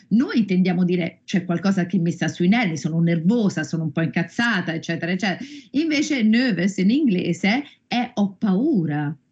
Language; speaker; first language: Italian; native; Italian